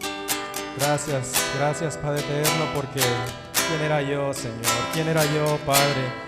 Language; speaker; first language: Spanish; native; Spanish